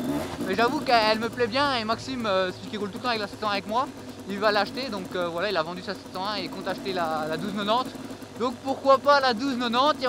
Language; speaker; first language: French; native; French